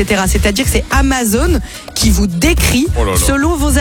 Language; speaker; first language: French; native; French